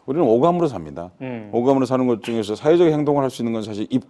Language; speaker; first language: Korean; native; Korean